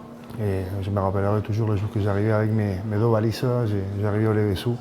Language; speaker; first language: French; non-native, fluent; Spanish